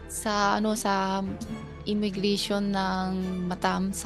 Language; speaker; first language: Filipino; early bilingual, other home language; Chinese